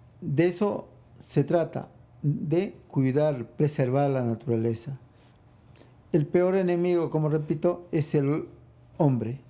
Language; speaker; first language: Spanish; non-native, local second language; Quechua